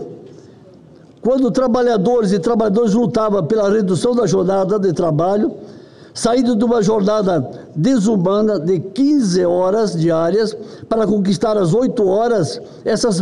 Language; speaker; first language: Portuguese; native; Portuguese